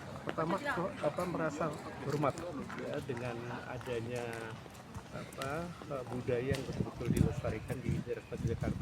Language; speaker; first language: Indonesian; native; Indonesian